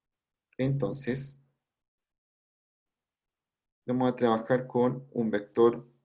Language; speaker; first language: Spanish; native; Spanish